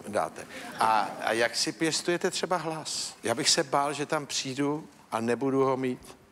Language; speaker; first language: Czech; native; Czech